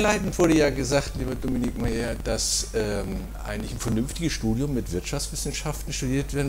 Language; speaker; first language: German; native; German